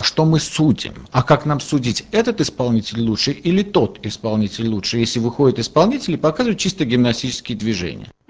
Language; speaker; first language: Russian; native; Russian